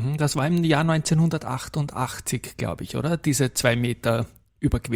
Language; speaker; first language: German; native; German